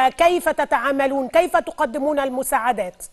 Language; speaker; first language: Arabic; native; Arabic